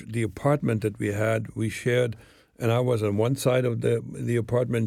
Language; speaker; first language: English; non-native, fluent; German